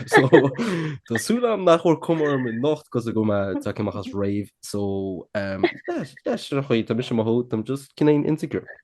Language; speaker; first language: Irish; native; Irish